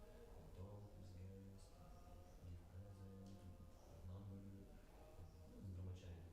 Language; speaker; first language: English; non-native, learner; Russian